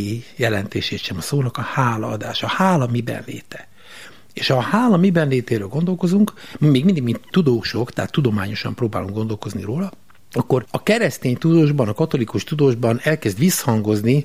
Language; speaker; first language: Hungarian; native; Hungarian